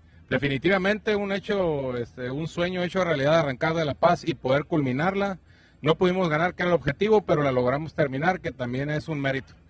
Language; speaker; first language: Spanish; native; Spanish